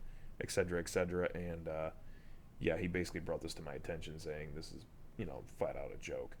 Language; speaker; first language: English; native; English